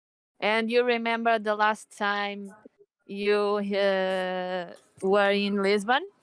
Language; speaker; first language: English; non-native, learner; Portuguese